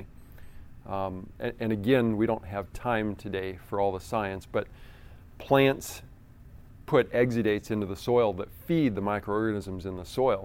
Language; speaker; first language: English; native; English